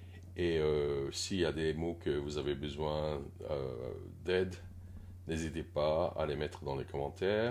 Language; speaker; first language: French; non-native, fluent; Korean